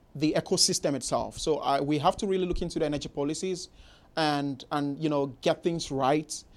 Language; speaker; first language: English; non-native, local second language; Igbo